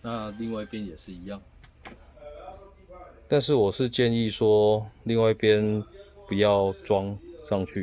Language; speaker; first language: Chinese; native; Chinese